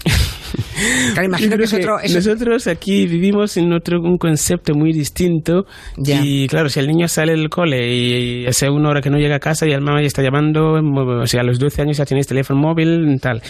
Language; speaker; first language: Spanish; non-native, fluent; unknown